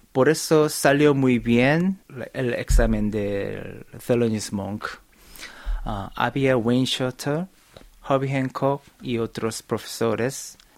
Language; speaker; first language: Spanish; non-native, fluent; Korean